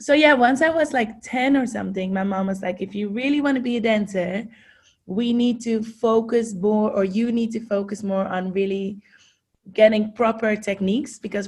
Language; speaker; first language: English; non-native, fluent; Dutch